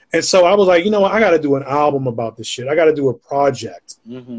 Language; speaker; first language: English; native; English